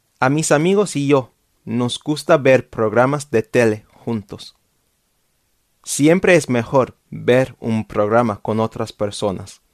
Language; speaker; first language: Spanish; non-native, fluent; English